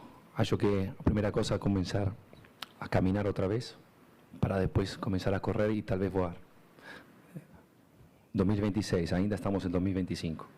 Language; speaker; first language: Portuguese; non-native, learner; Spanish